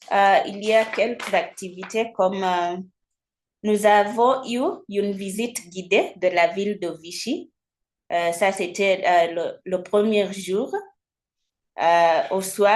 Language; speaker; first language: French; non-native, fluent; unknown